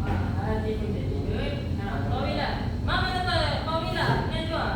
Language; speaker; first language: Arabic; non-native, learner; Malay